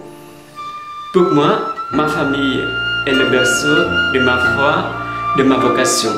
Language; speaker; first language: French; non-native, fluent; Vietnamese